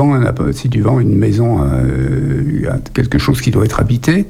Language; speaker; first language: French; native; French